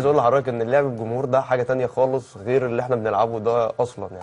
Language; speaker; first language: Arabic; native; Arabic